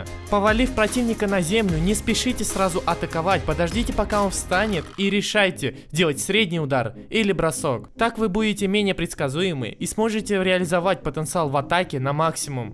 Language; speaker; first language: Russian; native; Russian